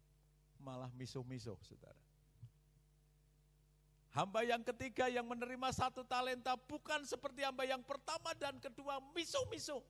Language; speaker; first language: Indonesian; native; Indonesian